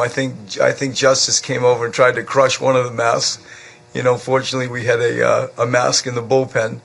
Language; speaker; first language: English; native; English